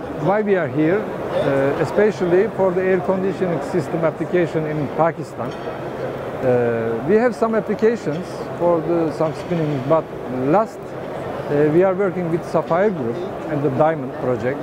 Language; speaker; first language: English; non-native, learner; Turkish